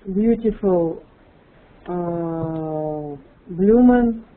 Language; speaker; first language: English; non-native, learner; Russian